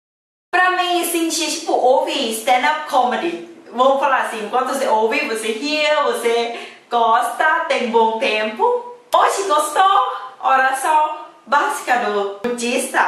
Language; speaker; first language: Portuguese; non-native, fluent; Thai